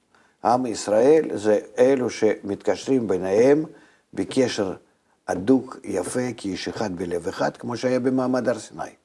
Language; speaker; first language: Hebrew; non-native, fluent; Russian